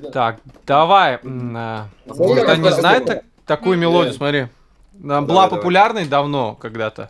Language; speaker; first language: Russian; native; Russian